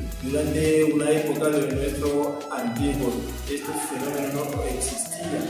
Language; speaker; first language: Spanish; non-native, learner; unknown